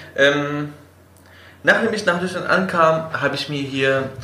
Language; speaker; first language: German; non-native, fluent; Kurdish